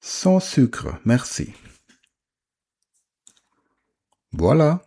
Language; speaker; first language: French; non-native, fluent; German